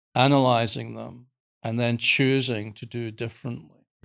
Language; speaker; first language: English; native; English